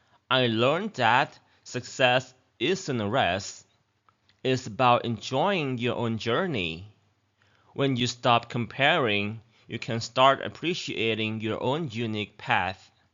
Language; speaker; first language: English; non-native, fluent; Thai